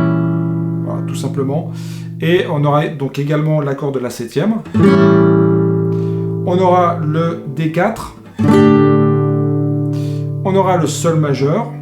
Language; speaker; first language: French; native; French